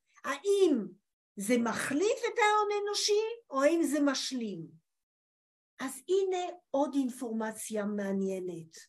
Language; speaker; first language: Hebrew; non-native, fluent; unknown